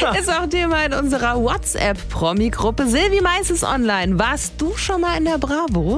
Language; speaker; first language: German; native; German